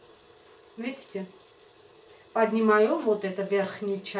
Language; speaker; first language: Russian; non-native, fluent; Armenian